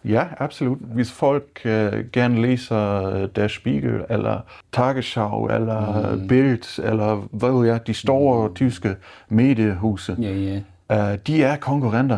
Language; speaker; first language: Danish; non-native, fluent; German